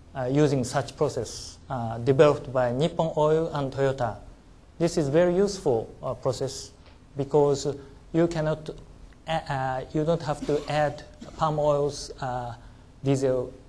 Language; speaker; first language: English; non-native, learner; Japanese